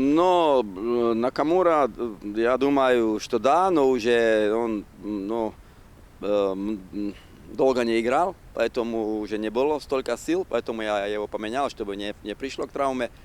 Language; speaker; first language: Russian; non-native, fluent; Slovak